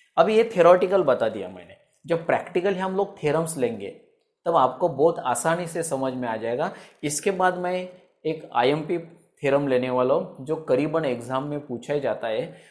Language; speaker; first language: Hindi; non-native, local second language; Marathi